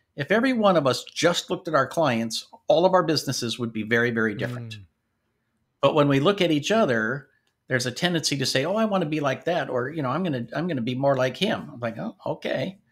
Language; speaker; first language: English; native; English